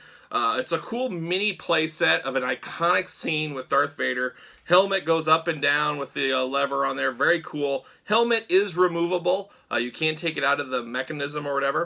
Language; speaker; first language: English; native; English